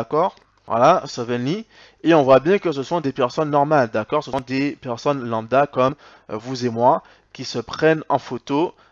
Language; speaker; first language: French; native; French